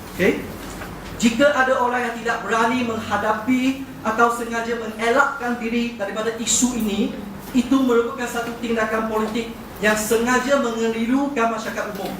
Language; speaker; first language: Malay; non-native, local second language; Chinese